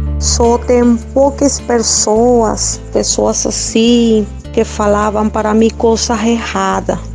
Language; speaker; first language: Portuguese; non-native, learner; Spanish